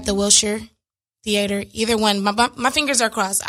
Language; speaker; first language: English; native; English